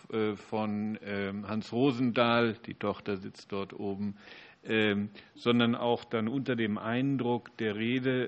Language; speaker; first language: German; native; German